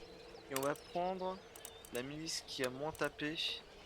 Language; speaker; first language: French; native; French